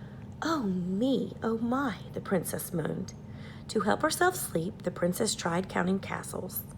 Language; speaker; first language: English; native; English